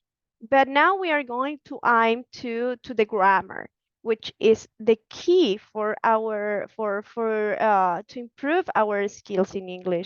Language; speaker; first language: English; non-native, fluent; Spanish